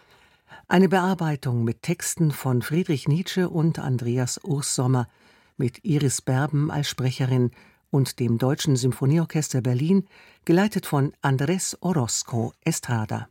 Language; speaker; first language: German; native; German